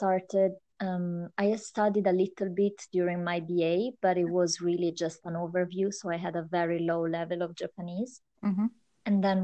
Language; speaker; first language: English; non-native, fluent; Italian